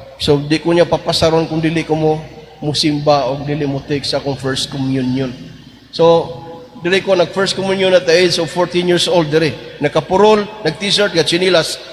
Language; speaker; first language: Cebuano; native; Cebuano